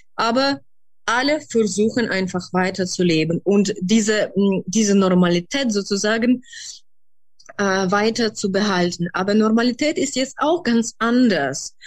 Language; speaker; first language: German; non-native, fluent; Ukrainian